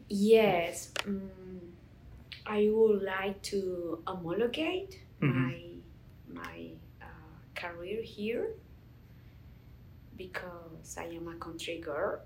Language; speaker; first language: English; non-native, learner; Spanish